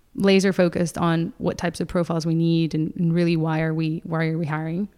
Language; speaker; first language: English; non-native, fluent; Spanish